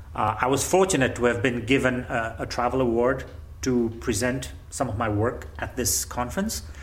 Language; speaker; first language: English; non-native, local second language; Gujarati